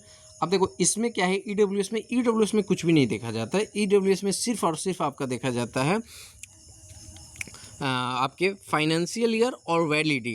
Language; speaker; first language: Hindi; native; Hindi